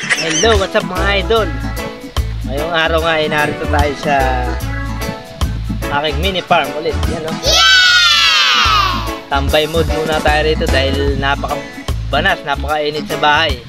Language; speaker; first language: Filipino; native; Filipino